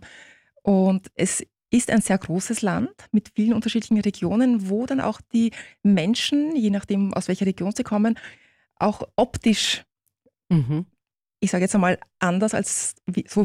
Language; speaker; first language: German; early bilingual, other home language; Turkish